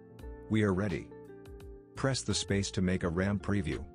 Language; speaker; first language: English; non-native, fluent; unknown